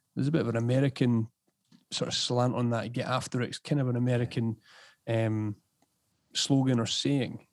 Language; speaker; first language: English; native; English